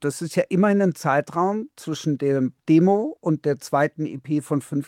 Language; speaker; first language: German; native; German